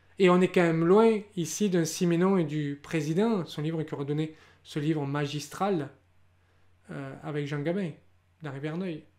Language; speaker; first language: French; native; French